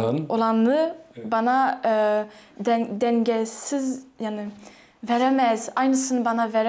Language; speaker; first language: Turkish; non-native, fluent; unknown